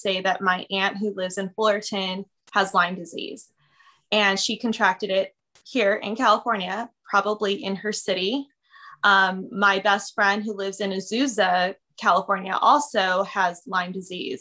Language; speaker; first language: English; native; English